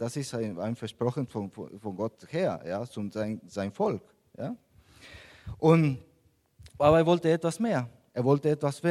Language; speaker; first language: German; non-native, fluent; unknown